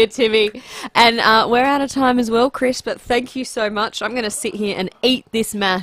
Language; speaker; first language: English; native; English